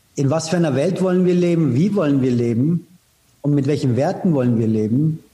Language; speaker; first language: German; non-native, fluent; Persian